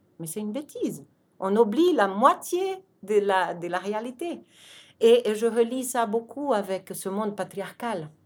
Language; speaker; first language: French; non-native, fluent; Portuguese